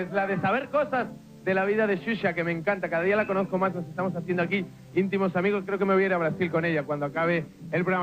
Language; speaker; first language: Spanish; native; Spanish